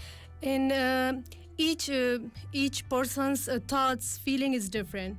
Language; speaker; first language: English; non-native, learner; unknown